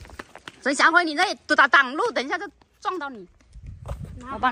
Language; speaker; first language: Chinese; native; Chinese